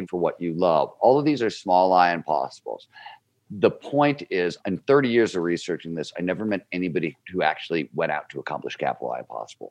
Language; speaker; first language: English; native; English